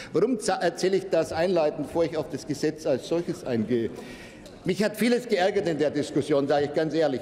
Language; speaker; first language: German; native; German